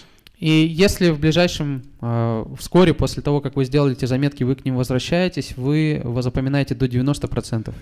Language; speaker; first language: Russian; native; Russian